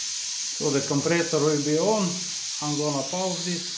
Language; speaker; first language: English; non-native, learner; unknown